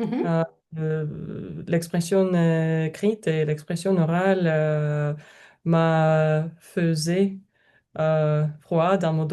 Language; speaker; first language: French; non-native, learner; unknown